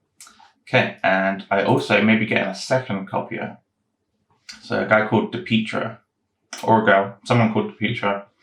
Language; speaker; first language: English; native; English